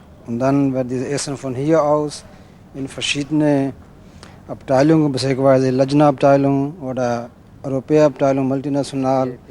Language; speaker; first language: German; non-native, fluent; Urdu